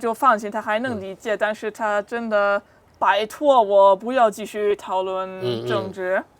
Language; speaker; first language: Chinese; non-native, fluent; German